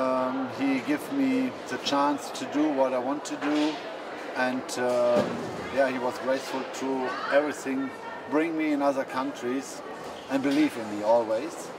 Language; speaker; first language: English; non-native, fluent; German